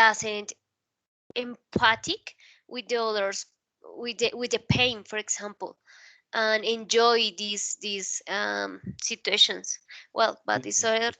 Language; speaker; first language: English; non-native, learner; Spanish